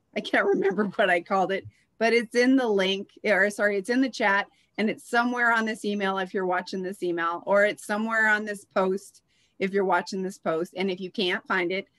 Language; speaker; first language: English; native; English